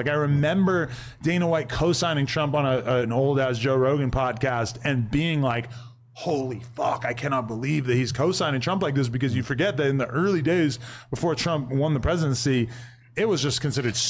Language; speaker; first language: English; native; English